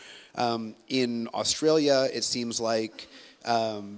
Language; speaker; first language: English; native; English